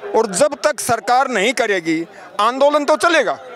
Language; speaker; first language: Hindi; native; Hindi